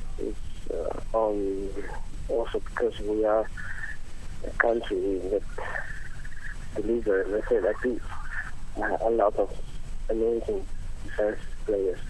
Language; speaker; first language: English; non-native, learner; Italian